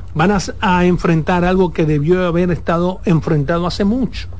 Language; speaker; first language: Spanish; native; Spanish